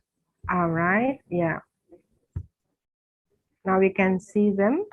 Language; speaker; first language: English; non-native, fluent; Indonesian